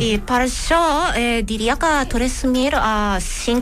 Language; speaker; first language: Catalan; non-native, learner; Japanese